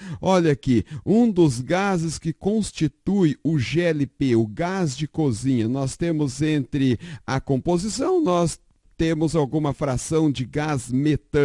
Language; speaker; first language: Portuguese; native; Portuguese